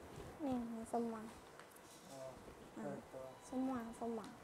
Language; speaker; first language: Indonesian; native; Indonesian